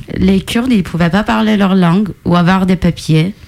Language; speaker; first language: French; non-native, fluent; Turkish